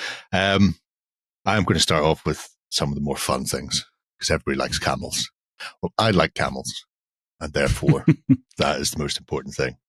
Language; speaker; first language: English; native; English